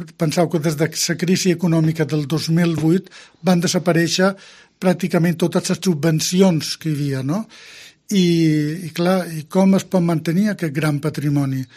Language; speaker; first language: Catalan; native; Catalan